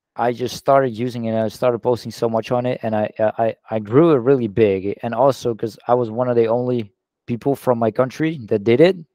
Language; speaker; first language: English; non-native, fluent; Dutch